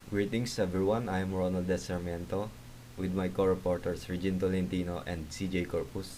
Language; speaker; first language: English; non-native, local second language; Filipino